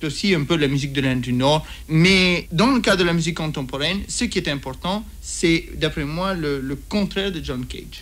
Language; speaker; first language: French; native; French